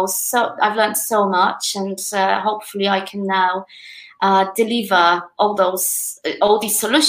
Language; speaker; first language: English; non-native, fluent; Polish